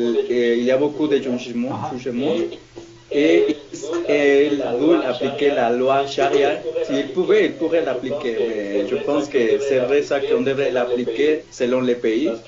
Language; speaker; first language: French; non-native, learner; Spanish